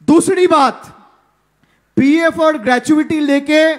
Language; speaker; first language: Hindi; non-native, local second language; Bangla